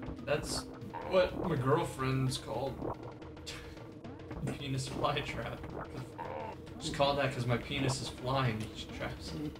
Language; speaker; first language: English; native; English